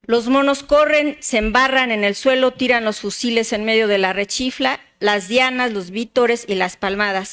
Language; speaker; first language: Spanish; native; Spanish